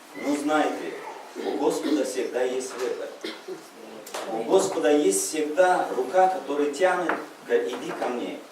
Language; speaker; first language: Russian; non-native, local second language; Uzbek